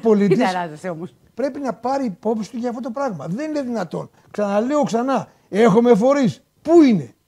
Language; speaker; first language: Greek; native; Greek